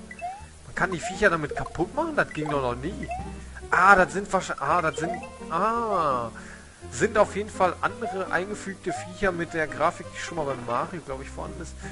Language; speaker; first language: German; native; German